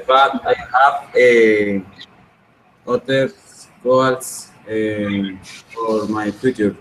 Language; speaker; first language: English; non-native, learner; Spanish